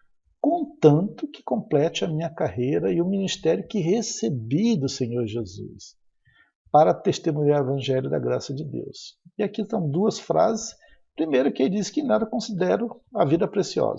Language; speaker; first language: Portuguese; native; Portuguese